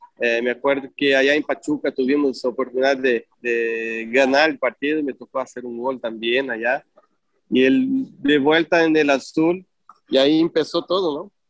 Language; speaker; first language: Spanish; non-native, fluent; Portuguese